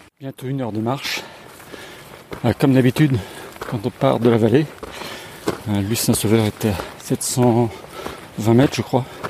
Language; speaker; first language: French; native; French